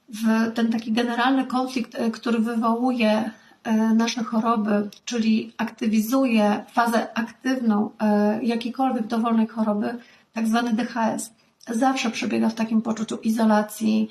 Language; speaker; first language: Polish; native; Polish